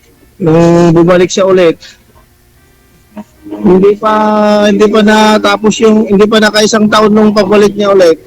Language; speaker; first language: Filipino; non-native, local second language; Iloko